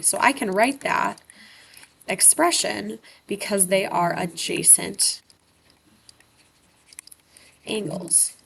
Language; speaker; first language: English; native; English